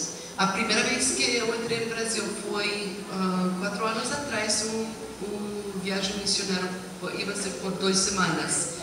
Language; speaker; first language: Portuguese; non-native, learner; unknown